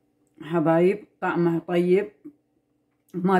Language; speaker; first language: Arabic; native; Arabic